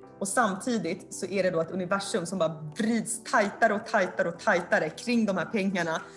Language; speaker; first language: Swedish; early bilingual, other home language; Finnish